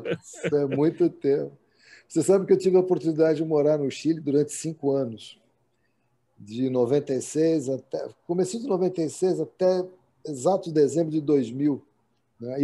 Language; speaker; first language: Portuguese; native; Portuguese